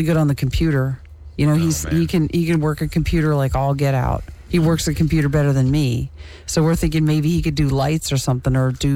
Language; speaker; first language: English; native; English